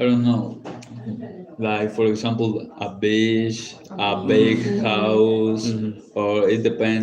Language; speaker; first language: English; non-native, learner; Spanish